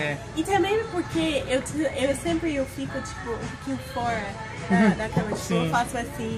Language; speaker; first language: Portuguese; non-native, fluent; English